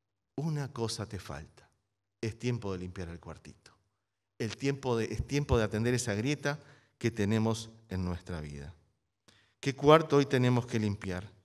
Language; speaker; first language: Spanish; native; Spanish